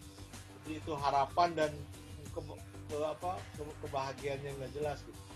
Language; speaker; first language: Indonesian; native; Indonesian